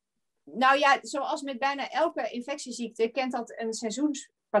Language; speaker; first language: Dutch; native; Dutch